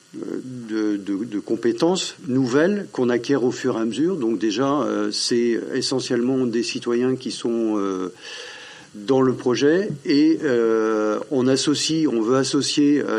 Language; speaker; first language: French; native; French